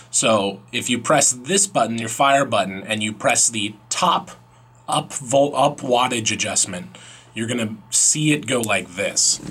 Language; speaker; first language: English; native; English